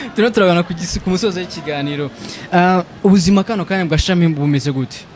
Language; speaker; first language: Kinyarwanda; native; Kinyarwanda